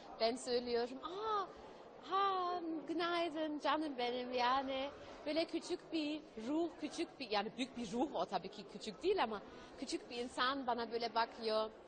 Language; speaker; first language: Turkish; early bilingual, heritage; German